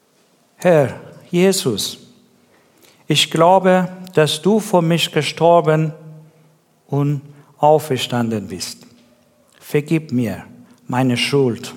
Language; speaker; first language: German; non-native, learner; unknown